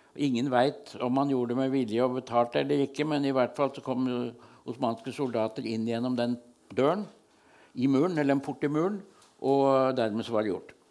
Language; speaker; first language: Norwegian; native; Norwegian